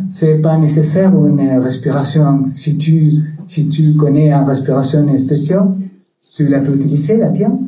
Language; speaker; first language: French; non-native, learner; Spanish